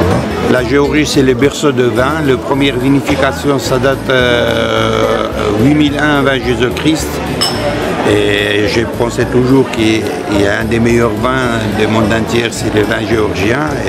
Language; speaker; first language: French; non-native, fluent; Georgian